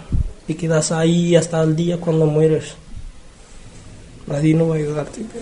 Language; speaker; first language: Spanish; non-native, learner; Arabic